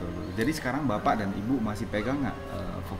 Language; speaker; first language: Indonesian; native; Indonesian